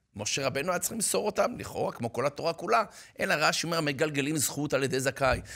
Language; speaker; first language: Hebrew; native; Hebrew